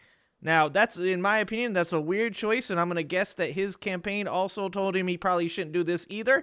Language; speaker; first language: English; native; English